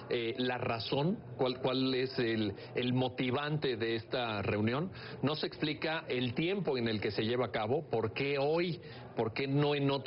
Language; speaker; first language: Spanish; native; Spanish